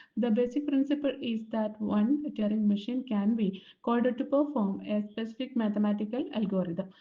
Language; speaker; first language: English; non-native, local second language; Malayalam